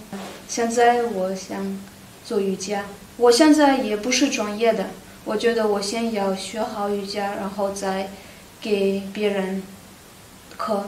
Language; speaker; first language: Chinese; non-native, fluent; Russian